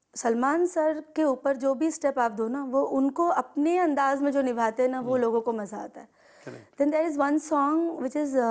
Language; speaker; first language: Hindi; non-native, local second language; Urdu